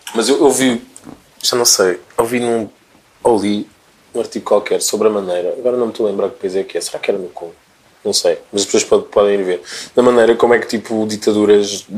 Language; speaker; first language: Portuguese; native; Portuguese